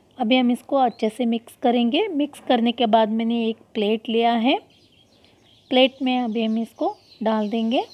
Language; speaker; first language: Hindi; non-native, local second language; Kannada